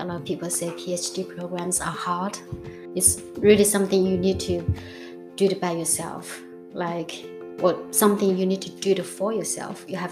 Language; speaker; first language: English; non-native, fluent; Chinese